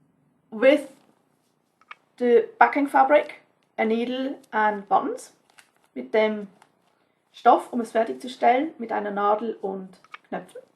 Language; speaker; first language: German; non-native, fluent; English